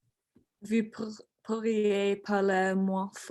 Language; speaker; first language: French; non-native, learner; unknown